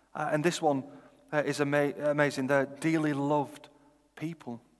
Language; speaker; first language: English; native; English